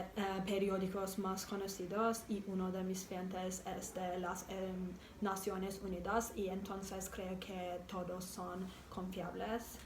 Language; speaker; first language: Spanish; non-native, learner; English